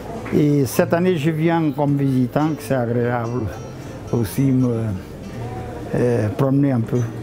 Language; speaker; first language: French; non-native, fluent; Portuguese